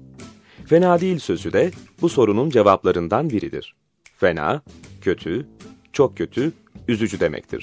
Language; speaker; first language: Turkish; native; Turkish